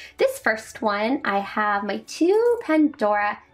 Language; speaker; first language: English; native; English